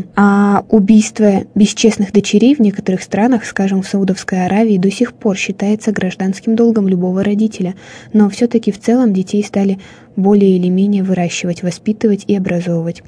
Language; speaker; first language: Russian; native; Russian